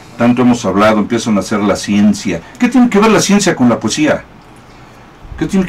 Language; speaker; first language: Spanish; native; Spanish